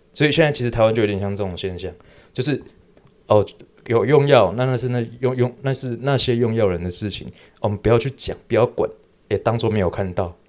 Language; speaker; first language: Chinese; native; Chinese